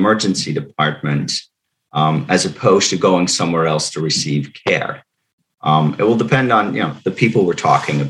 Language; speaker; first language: English; non-native, fluent; Dutch